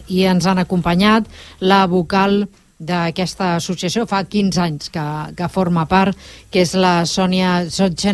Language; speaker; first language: Catalan; native; Catalan